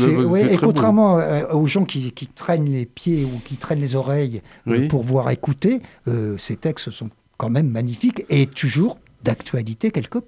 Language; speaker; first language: French; native; French